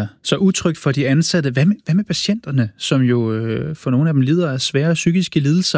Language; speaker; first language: Danish; native; Danish